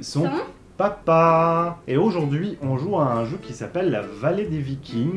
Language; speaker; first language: French; native; French